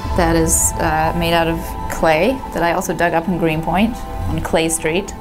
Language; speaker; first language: English; non-native, fluent; Polish